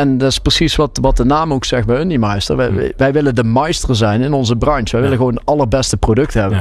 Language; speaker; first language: Dutch; native; Dutch